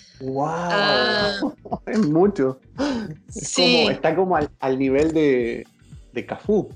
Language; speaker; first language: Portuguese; non-native, learner; Spanish